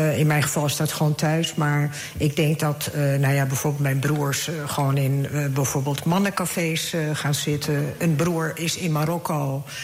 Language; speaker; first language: Dutch; early bilingual, other home language; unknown